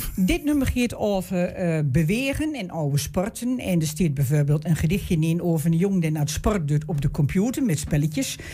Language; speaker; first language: Dutch; native; Dutch